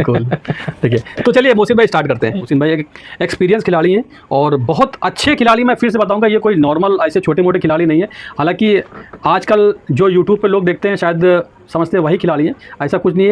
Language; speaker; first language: Hindi; native; Hindi